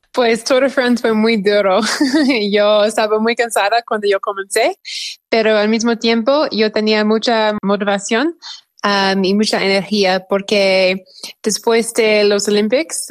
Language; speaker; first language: Spanish; non-native, learner; English